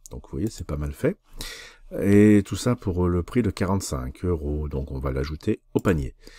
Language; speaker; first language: French; native; French